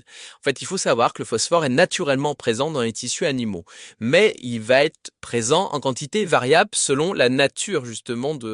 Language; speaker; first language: French; native; French